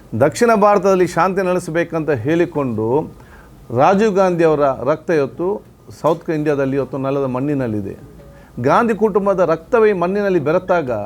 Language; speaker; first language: Kannada; non-native, local second language; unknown